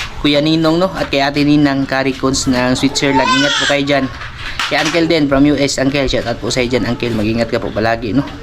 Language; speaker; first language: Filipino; non-native, local second language; Cebuano